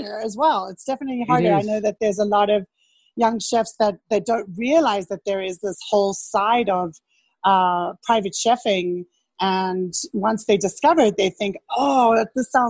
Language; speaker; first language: English; native; English